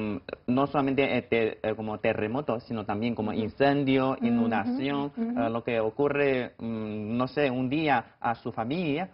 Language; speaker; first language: Spanish; non-native, fluent; Chinese